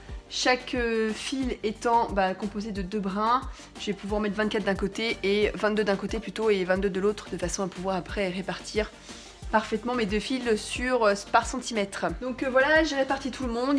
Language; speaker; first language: French; native; French